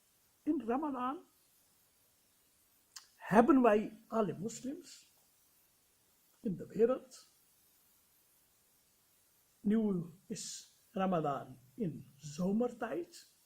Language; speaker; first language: Dutch; non-native, fluent; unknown